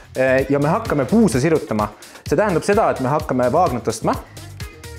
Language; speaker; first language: Estonian; native; Estonian